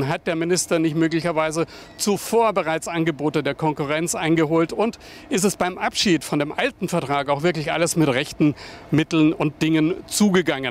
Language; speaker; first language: German; native; German